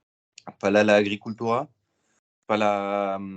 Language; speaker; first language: Spanish; non-native, learner; French